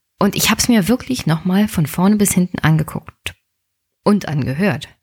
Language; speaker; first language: German; native; German